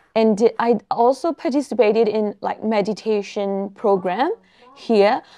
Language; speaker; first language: English; non-native, fluent; Burmese